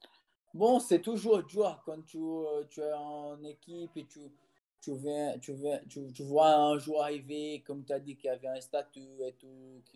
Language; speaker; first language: French; non-native, fluent; Portuguese